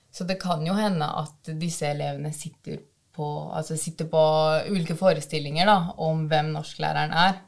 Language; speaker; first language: Norwegian; early bilingual, other home language; Albanian